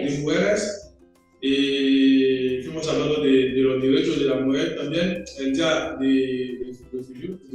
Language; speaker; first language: Spanish; non-native, learner; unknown